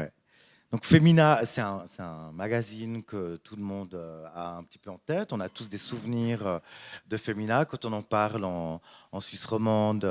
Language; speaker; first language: French; native; French